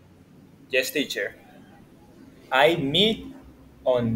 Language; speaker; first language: English; non-native, learner; Spanish